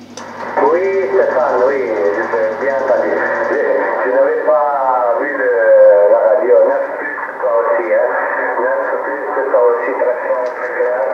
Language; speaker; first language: French; non-native, fluent; Italian